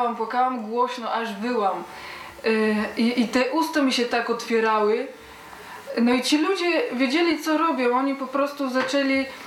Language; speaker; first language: Polish; early bilingual, heritage; Polish